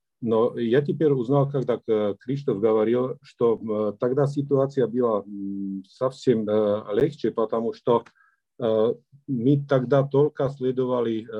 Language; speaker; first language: Russian; non-native, fluent; Slovak